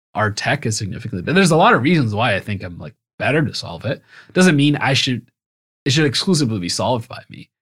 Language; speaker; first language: English; early bilingual, other home language; Spanish